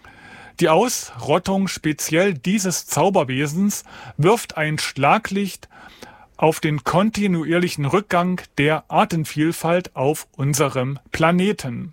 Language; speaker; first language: German; native; German